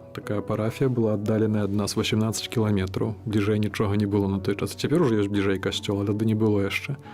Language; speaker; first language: Belarusian; native; Belarusian